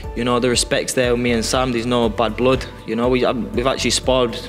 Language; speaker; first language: English; native; English